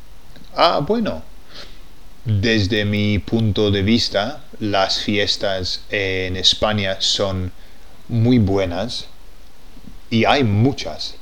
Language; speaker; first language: Spanish; non-native, fluent; English